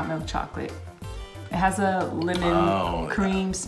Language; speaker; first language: English; native; English